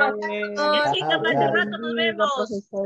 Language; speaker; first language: Spanish; native; Spanish